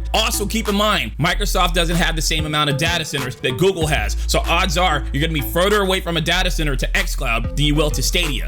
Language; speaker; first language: English; native; English